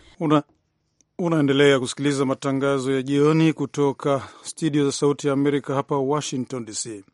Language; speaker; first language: Swahili; non-native, local second language; Rundi